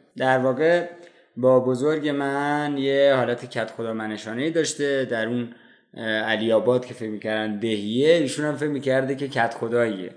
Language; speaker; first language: Persian; native; Persian